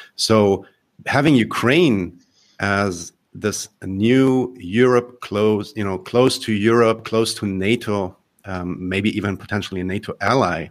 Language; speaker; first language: English; non-native, fluent; Polish